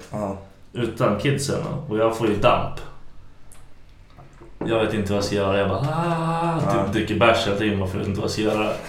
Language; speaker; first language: Swedish; native; Swedish